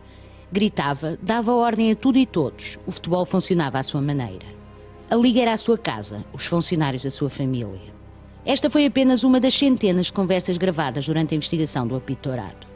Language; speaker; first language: Portuguese; native; Portuguese